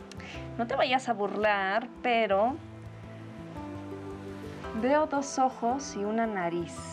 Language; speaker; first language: Spanish; native; Spanish